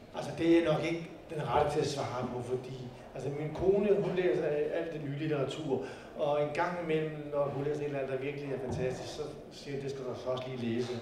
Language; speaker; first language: Danish; native; Danish